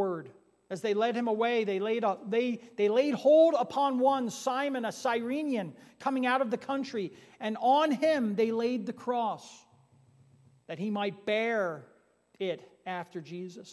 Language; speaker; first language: English; native; English